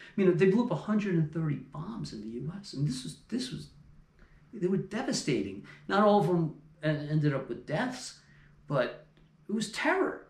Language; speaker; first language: English; native; English